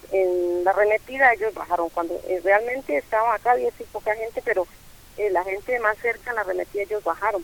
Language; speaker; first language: Spanish; native; Spanish